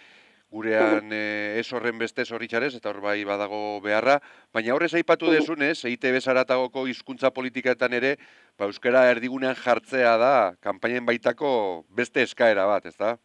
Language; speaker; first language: Basque; native; Basque